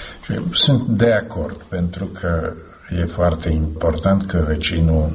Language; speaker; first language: Romanian; non-native, learner; Slovak